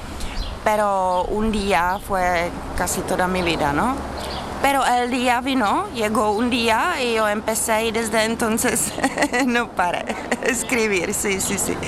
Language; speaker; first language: Spanish; non-native, fluent; Czech